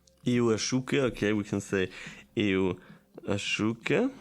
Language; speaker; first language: Portuguese; non-native, learner; German